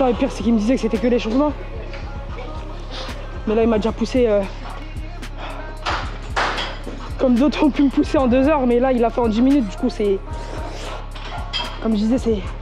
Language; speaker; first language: French; native; French